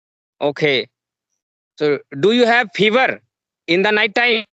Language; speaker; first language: English; non-native, learner; Hindi